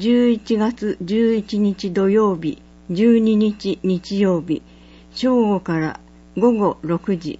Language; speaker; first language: Japanese; native; Japanese